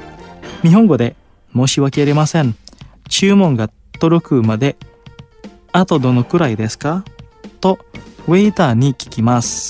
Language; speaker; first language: Japanese; non-native, fluent; Indonesian